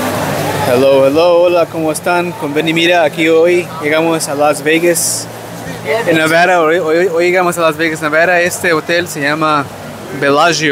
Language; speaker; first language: Spanish; early bilingual, other home language; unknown